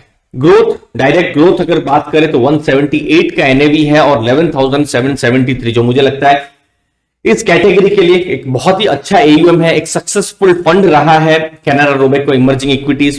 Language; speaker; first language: Hindi; native; Hindi